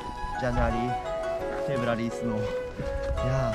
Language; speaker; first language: English; non-native, learner; Japanese